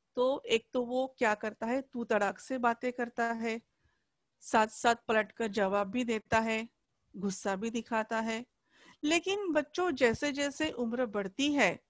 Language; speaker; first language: Hindi; non-native, local second language; Marathi